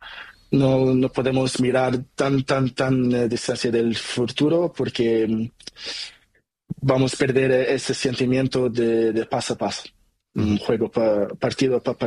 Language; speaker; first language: Spanish; non-native, learner; Portuguese